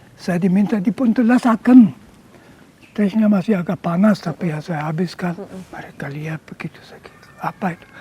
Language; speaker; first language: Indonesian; non-native, fluent; German